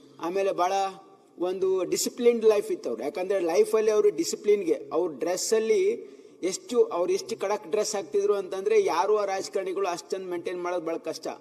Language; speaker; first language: Kannada; native; Kannada